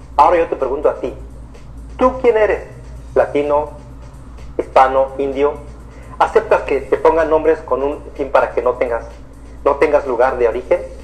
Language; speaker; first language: Spanish; native; Spanish